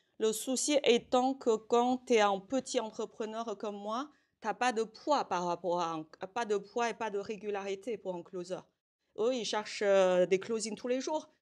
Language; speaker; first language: French; non-native, fluent; Chinese